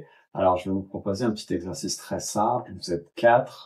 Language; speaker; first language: French; native; French